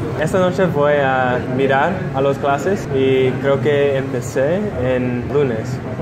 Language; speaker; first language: Spanish; non-native, learner; English